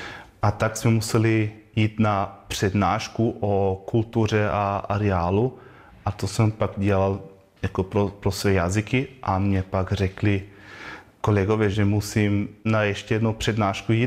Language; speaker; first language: Czech; non-native, learner; German